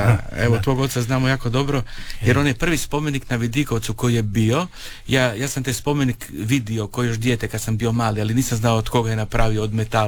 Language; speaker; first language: Serbian; native; Serbian